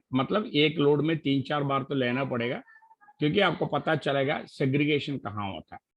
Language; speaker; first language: Hindi; non-native, local second language; Marathi